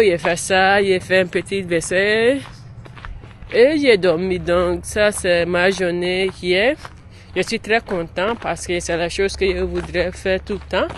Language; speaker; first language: French; non-native, learner; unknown